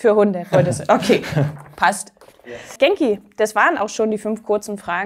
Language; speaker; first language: German; native; German